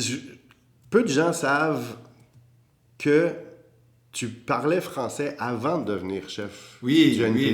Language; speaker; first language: French; native; French